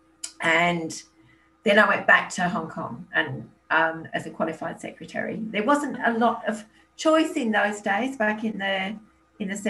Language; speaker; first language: English; native; English